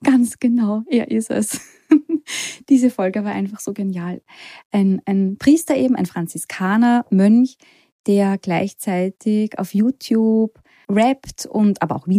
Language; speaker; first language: German; native; German